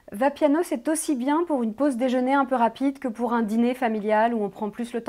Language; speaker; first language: French; native; French